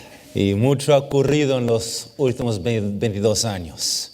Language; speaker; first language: Spanish; early bilingual, heritage; English